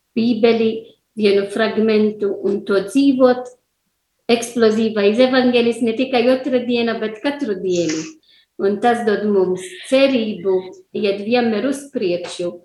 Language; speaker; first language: Latvian; non-native, learner; Italian